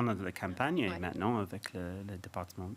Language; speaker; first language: French; non-native, fluent; English